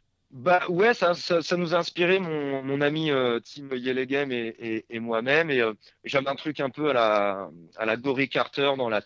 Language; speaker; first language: French; native; French